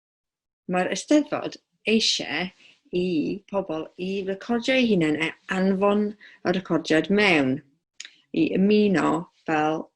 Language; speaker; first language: Welsh; non-native, local second language; English